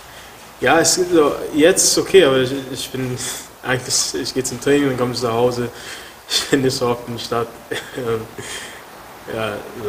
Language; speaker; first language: German; non-native, learner; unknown